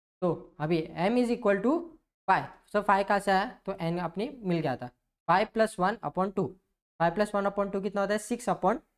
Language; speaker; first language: Hindi; non-native, local second language; Marathi